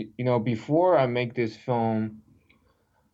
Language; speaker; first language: English; non-native, fluent; Chinese